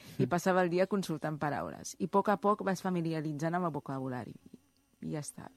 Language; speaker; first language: Catalan; early bilingual, other home language; Chinese